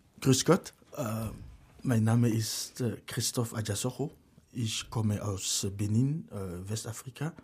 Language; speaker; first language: German; non-native, fluent; Fon